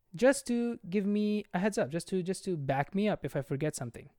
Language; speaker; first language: English; non-native, local second language; Bangla